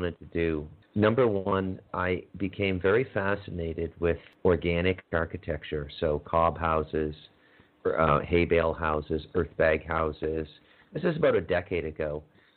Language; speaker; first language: English; native; English